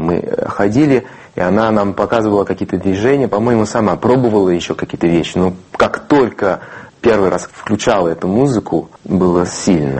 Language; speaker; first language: Russian; non-native, fluent; English